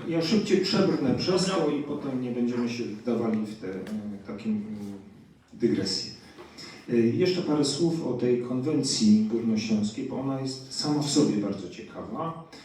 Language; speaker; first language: Polish; native; Polish